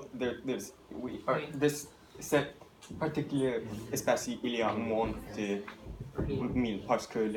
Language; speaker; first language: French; non-native, learner; English